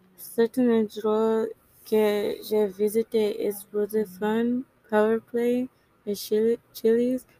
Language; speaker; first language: French; non-native, learner; English